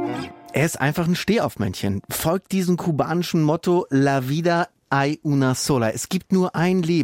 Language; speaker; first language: German; native; German